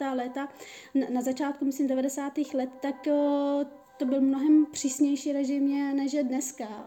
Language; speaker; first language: Czech; early bilingual, other home language; Persian